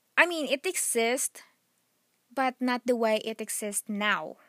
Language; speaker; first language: English; non-native, local second language; Filipino